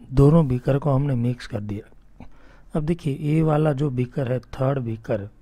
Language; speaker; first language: Hindi; non-native, local second language; Gujarati